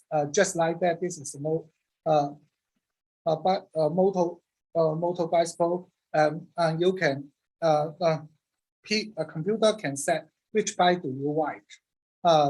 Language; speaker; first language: English; non-native, learner; Cantonese